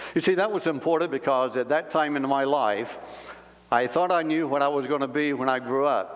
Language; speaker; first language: English; native; English